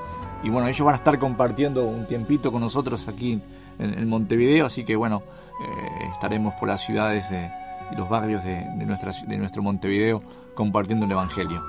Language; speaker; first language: Spanish; native; Spanish